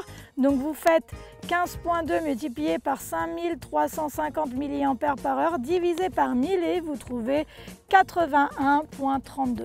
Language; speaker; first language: French; native; French